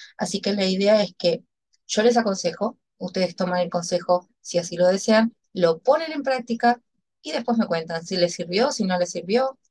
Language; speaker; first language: Spanish; native; Spanish